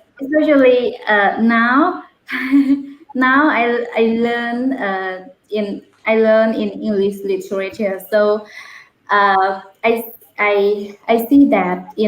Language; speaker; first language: English; non-native, learner; Khmer